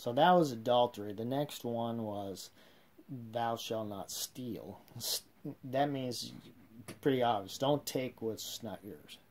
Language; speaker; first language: English; native; English